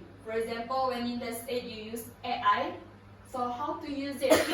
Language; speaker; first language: English; non-native, learner; Indonesian